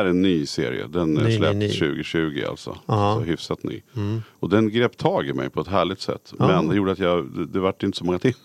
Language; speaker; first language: Swedish; native; Swedish